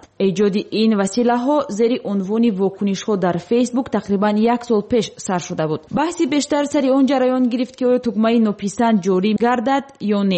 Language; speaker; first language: Tajik; native; Tajik